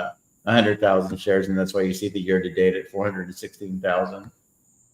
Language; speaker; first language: English; native; English